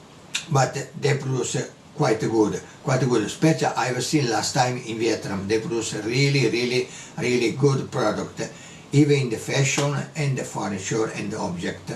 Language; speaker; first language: English; non-native, learner; Italian